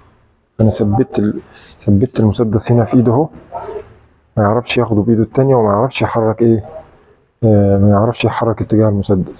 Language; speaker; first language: Arabic; native; Arabic